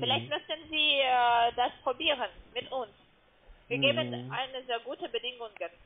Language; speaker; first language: German; non-native, learner; Russian